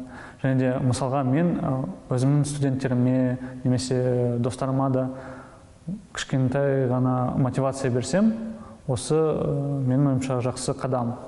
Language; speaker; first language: Kazakh; non-native, local second language; Russian